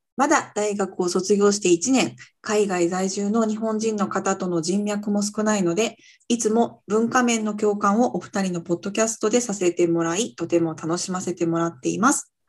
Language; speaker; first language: Japanese; native; Japanese